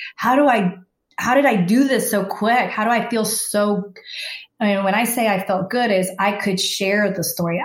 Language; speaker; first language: English; early bilingual, other home language; Spanish